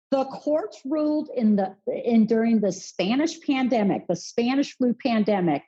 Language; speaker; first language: English; native; English